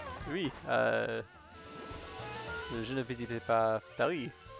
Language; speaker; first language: French; non-native, learner; English